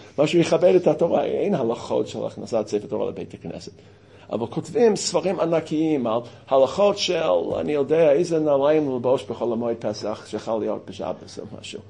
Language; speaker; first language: Hebrew; non-native, fluent; English